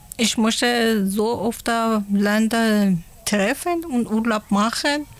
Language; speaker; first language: German; non-native, learner; Persian